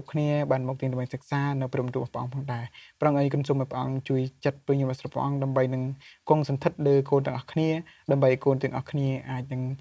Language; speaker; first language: Khmer; native; Khmer